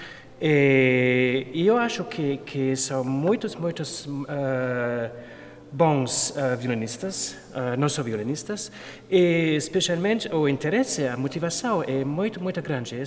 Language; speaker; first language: Portuguese; non-native, learner; German